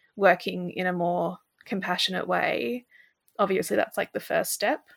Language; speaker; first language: English; native; English